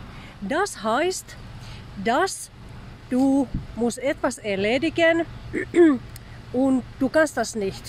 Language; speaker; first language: German; non-native, learner; Finnish